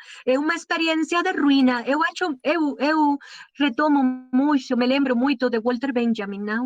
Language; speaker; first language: Portuguese; non-native, learner; Spanish